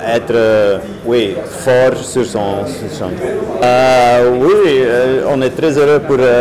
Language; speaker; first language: French; non-native, fluent; Dutch